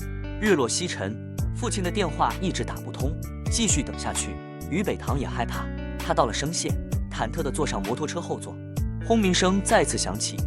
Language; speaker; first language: Chinese; native; Chinese